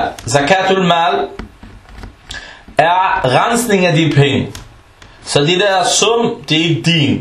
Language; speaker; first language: Danish; early bilingual, other home language; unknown